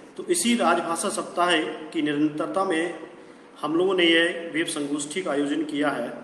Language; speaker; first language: Hindi; native; Hindi